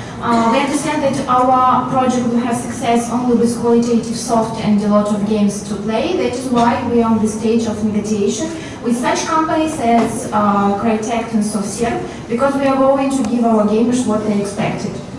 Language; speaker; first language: English; non-native, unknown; Russian